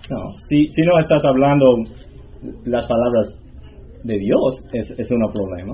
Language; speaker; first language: Spanish; non-native, learner; English